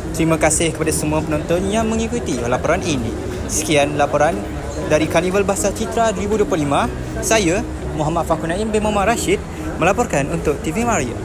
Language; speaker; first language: Malay; native; Malay